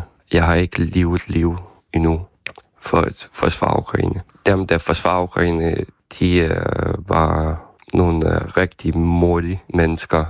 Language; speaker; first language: Danish; non-native, fluent; Ukrainian